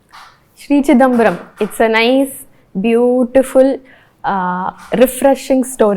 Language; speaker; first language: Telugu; early bilingual, heritage; Telugu